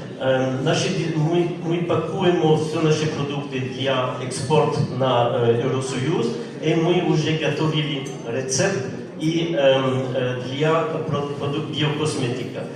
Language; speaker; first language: Ukrainian; non-native, learner; French